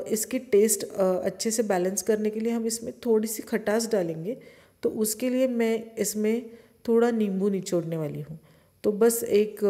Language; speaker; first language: Hindi; non-native, local second language; Marathi